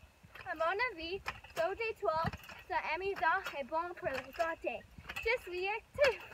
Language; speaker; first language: French; non-native, learner; English